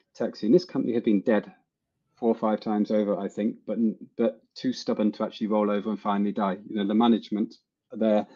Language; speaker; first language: English; native; English